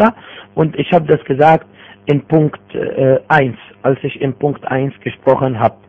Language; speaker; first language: German; non-native, fluent; Arabic